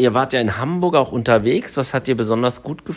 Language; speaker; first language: German; native; German